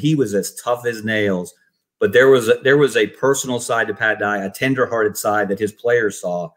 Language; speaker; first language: English; native; English